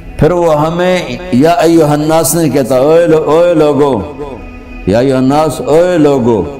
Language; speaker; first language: Urdu; non-native, local second language; Punjabi